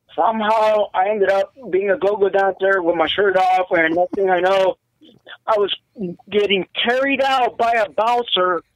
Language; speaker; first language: English; native; English